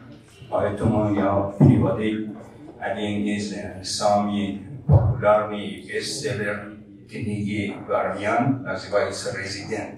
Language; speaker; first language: Russian; non-native, learner; Persian